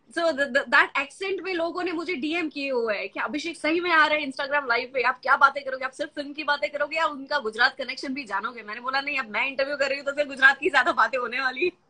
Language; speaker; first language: Hindi; non-native, local second language; Gujarati